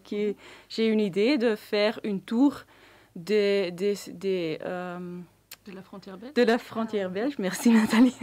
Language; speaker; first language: French; non-native, local second language; Dutch